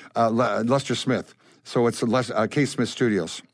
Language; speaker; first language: English; native; English